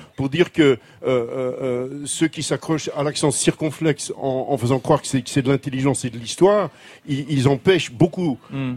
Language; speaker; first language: French; non-native, fluent; Dutch